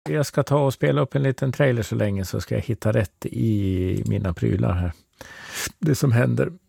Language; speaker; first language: Swedish; native; Swedish